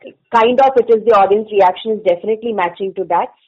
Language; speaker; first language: English; non-native, local second language; Tamil